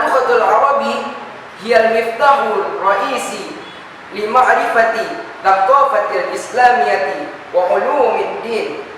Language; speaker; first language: Arabic; non-native, learner; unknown